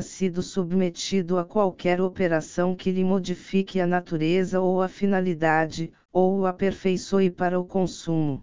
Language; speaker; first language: Portuguese; native; Portuguese